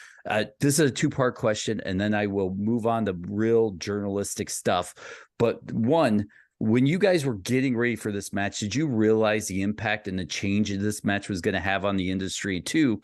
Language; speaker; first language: English; native; English